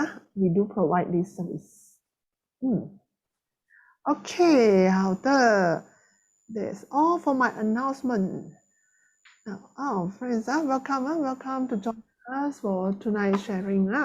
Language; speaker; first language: English; non-native, local second language; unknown